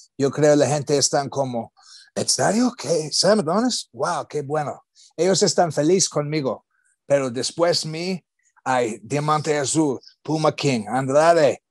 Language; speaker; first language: Spanish; non-native, learner; English